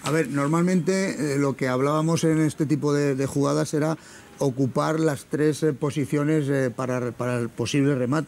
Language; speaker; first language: Spanish; native; Spanish